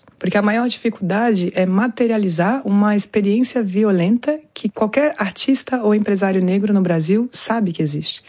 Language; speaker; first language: Portuguese; native; Portuguese